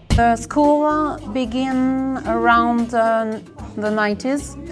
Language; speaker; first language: English; non-native, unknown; French